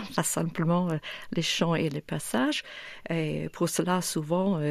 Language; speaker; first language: French; non-native, fluent; English